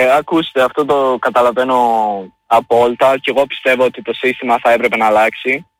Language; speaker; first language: Greek; early bilingual, other home language; Albanian